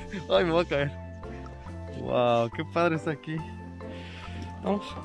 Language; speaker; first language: Spanish; native; Spanish